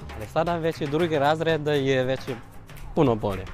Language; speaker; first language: Bosnian; non-native, learner; Chinese